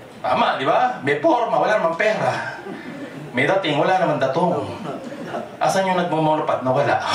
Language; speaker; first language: Filipino; non-native, local second language; Cebuano